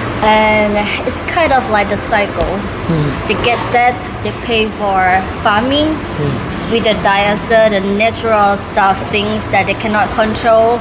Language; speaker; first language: English; non-native, learner; Thai